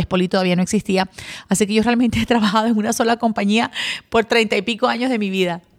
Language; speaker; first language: Spanish; early bilingual, other home language; English